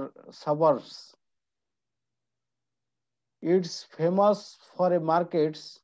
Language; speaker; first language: English; non-native, learner; Bangla